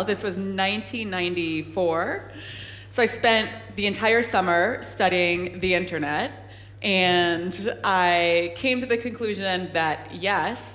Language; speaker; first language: English; native; English